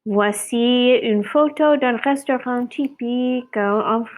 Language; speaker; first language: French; non-native, fluent; English